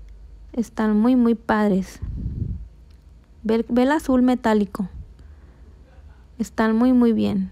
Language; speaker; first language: Spanish; native; Spanish